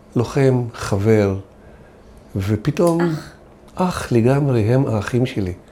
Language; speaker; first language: Hebrew; non-native, local second language; Arabic